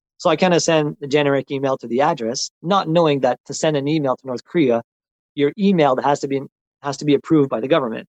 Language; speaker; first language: English; non-native, local second language; French